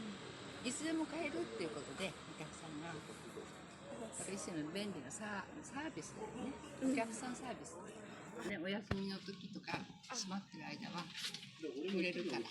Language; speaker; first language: Japanese; native; Japanese